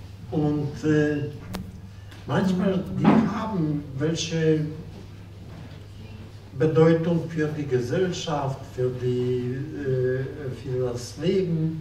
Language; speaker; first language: German; non-native, fluent; Polish